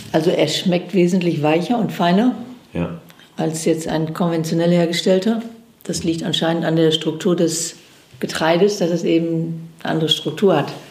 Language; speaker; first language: German; native; German